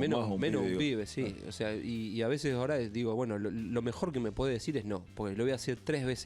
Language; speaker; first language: Spanish; native; Spanish